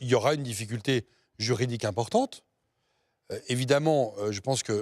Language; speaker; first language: French; native; French